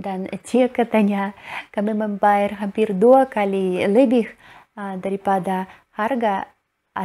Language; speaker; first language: Indonesian; non-native, learner; Russian